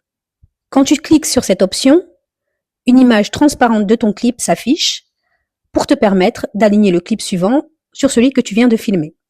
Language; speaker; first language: French; native; French